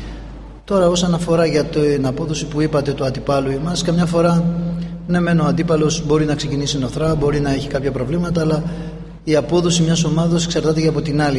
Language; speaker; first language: Greek; native; Greek